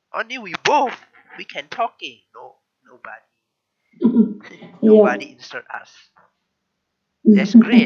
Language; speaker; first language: English; non-native, learner; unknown